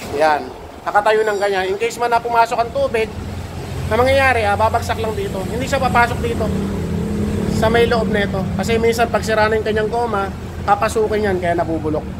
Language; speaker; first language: Filipino; native; Filipino